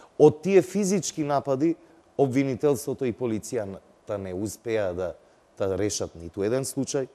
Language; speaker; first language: Macedonian; non-native, local second language; Albanian